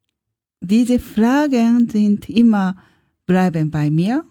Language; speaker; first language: German; non-native, learner; Japanese